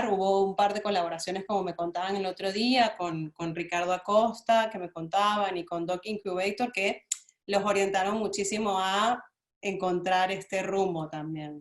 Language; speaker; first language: Spanish; native; Spanish